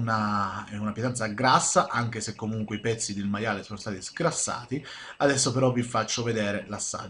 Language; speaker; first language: Italian; native; Italian